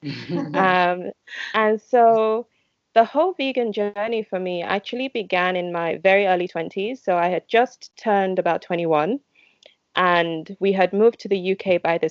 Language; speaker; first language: English; non-native, local second language; Yoruba